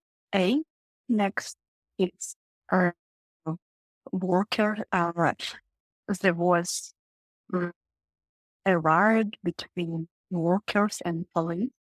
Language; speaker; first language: English; non-native, learner; Russian